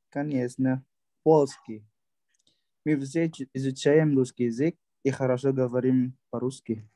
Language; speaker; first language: Russian; non-native, learner; Indonesian